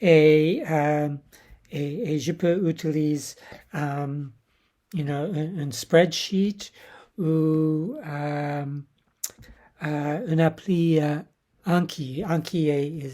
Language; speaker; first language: French; non-native, learner; English